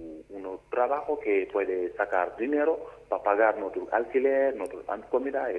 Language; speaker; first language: Spanish; non-native, learner; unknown